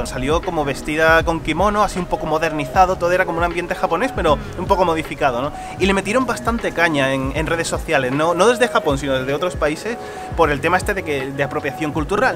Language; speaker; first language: Spanish; native; Spanish